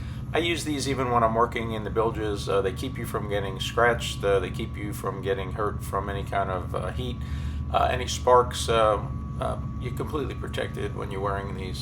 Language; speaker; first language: English; native; English